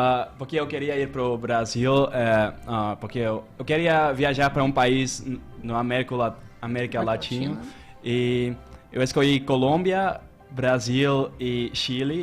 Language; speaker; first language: Portuguese; non-native, learner; Dutch